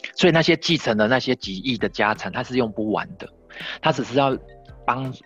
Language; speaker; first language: Chinese; native; Chinese